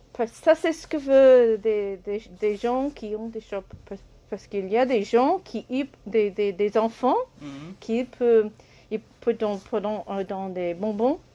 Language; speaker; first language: French; non-native, learner; English